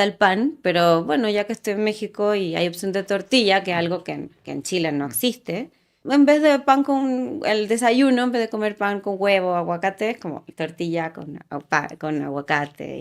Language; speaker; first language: Spanish; native; Spanish